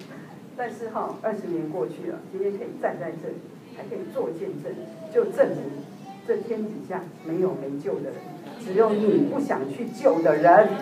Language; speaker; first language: Chinese; native; Chinese